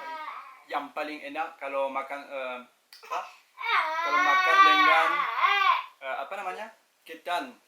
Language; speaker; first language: Indonesian; non-native, learner; French